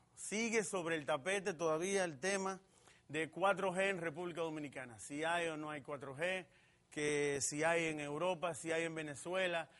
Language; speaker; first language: Spanish; native; Spanish